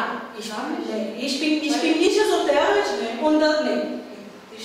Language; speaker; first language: German; non-native, learner; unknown